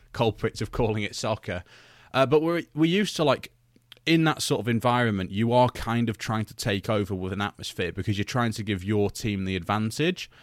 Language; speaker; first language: English; native; English